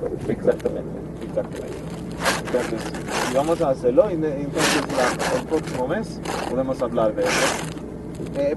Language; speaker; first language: Spanish; non-native, learner; English